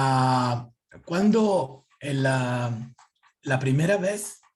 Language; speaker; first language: Spanish; non-native, learner; Italian